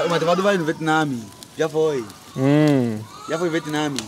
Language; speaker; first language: Vietnamese; non-native, learner; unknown